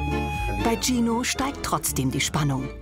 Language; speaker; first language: German; native; German